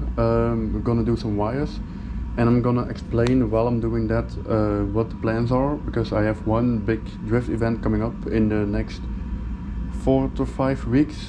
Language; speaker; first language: English; non-native, fluent; Dutch